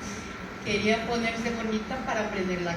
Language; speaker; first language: Spanish; non-native, fluent; Portuguese